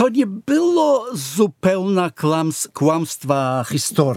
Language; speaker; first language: Polish; non-native, fluent; Hebrew